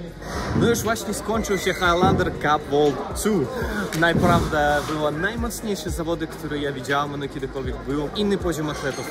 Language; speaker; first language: Polish; non-native, learner; Ukrainian